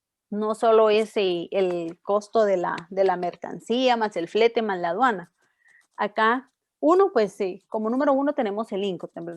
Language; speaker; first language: Spanish; native; Spanish